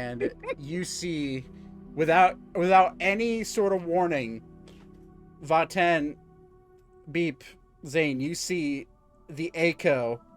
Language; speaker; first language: English; native; English